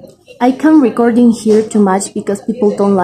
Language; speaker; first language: English; non-native, learner; Spanish